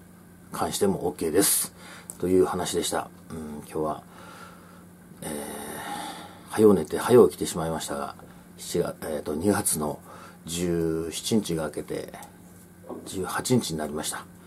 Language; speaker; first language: Japanese; native; Japanese